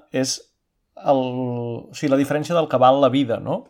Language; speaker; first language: Catalan; non-native, fluent; Portuguese